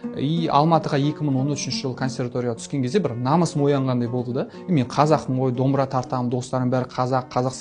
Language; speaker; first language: Kazakh; non-native, local second language; Russian